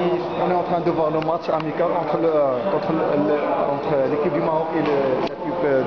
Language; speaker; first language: French; non-native, local second language; Arabic